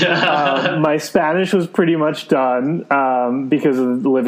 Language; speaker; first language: English; native; English